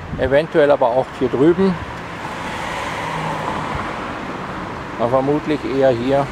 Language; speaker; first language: German; native; German